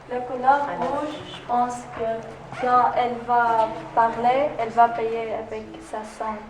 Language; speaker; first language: French; non-native, learner; Arabic